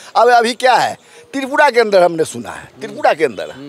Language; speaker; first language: Hindi; native; Hindi